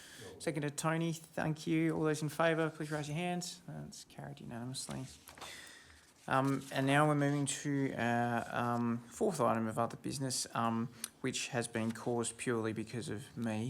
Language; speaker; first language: English; native; English